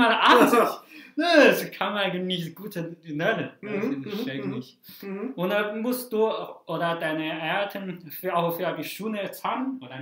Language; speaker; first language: German; non-native, fluent; Chinese